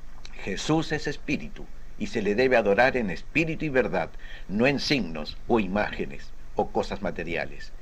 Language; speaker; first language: Spanish; native; Spanish